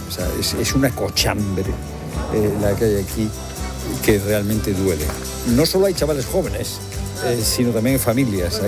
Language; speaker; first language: Spanish; native; Spanish